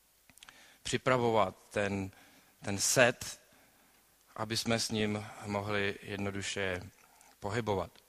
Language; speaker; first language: Czech; native; Czech